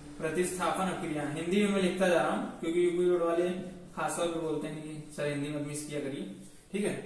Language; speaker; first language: Hindi; native; Hindi